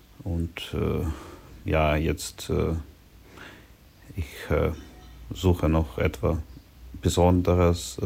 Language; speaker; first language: German; non-native, learner; Ukrainian